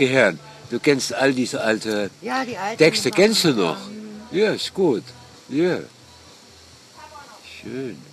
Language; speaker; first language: German; non-native, fluent; Dutch